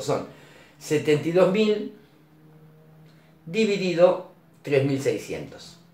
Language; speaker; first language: Spanish; native; Spanish